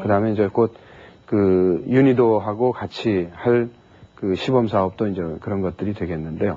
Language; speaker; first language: Korean; native; Korean